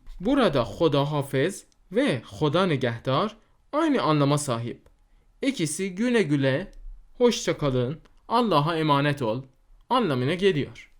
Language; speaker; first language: Turkish; non-native, fluent; Persian